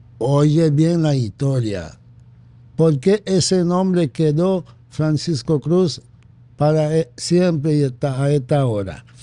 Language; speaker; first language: Spanish; non-native, fluent; Haitian Creole